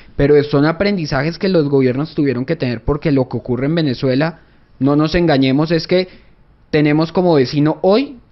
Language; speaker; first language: Spanish; native; Spanish